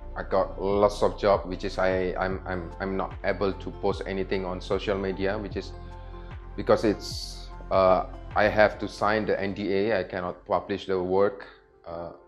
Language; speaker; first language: English; non-native, fluent; Indonesian